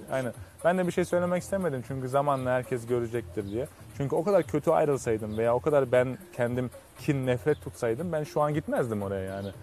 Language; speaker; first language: Turkish; early bilingual, heritage; Turkish